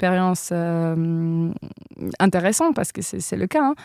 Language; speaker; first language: French; non-native, fluent; Polish